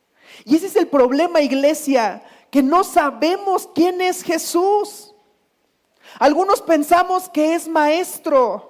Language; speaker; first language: Spanish; native; Spanish